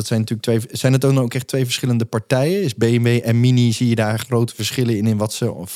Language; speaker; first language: Dutch; native; Dutch